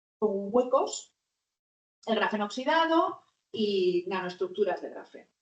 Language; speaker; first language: Spanish; native; Spanish